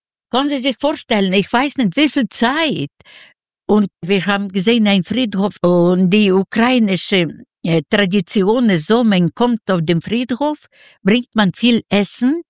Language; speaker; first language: German; non-native, learner; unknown